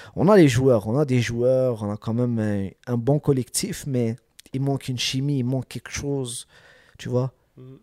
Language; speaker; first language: French; early bilingual, other home language; Arabic